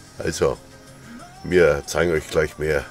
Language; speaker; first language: German; native; German